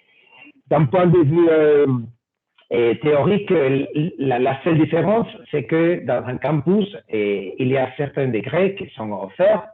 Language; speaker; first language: French; non-native, fluent; Spanish